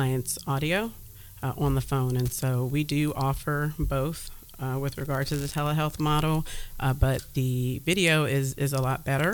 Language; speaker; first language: English; native; English